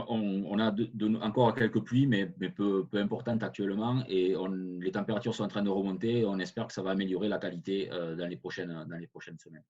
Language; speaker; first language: French; native; French